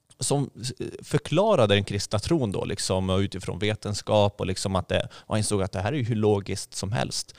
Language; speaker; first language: Swedish; native; Swedish